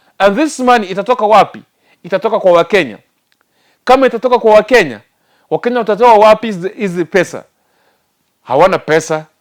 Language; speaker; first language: Swahili; non-native, local second language; Gusii